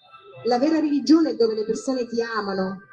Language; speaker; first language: Italian; native; Italian